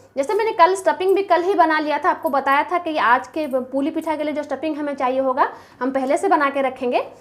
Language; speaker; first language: Hindi; non-native, local second language; Bangla